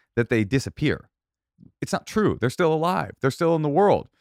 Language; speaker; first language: English; native; English